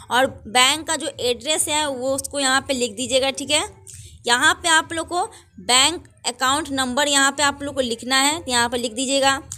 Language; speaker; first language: Hindi; native; Hindi